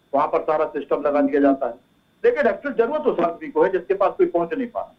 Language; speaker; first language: Hindi; native; Hindi